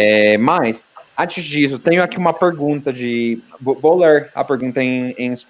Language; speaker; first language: Portuguese; non-native, fluent; Spanish